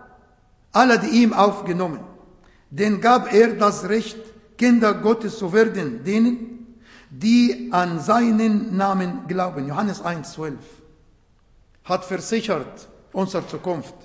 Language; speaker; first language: German; non-native, fluent; Arabic